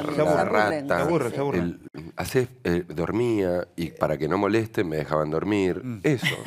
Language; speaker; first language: Spanish; native; Spanish